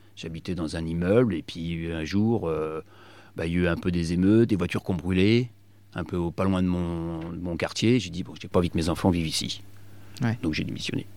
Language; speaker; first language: French; native; French